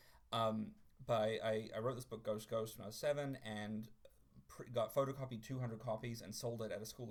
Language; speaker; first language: English; native; English